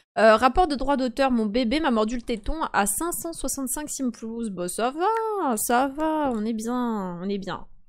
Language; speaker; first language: French; early bilingual, other home language; Polish